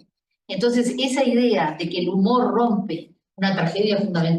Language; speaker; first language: Spanish; native; Spanish